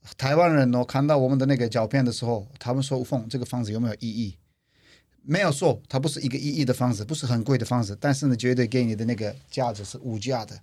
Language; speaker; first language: Chinese; non-native, fluent; Turkish